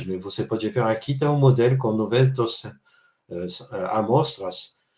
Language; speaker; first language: Portuguese; non-native, fluent; French